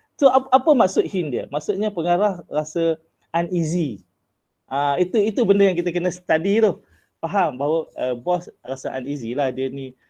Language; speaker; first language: Malay; native; Malay